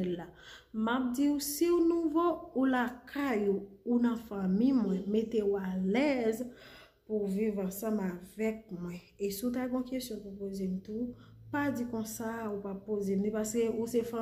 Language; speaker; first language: French; non-native, learner; Haitian Creole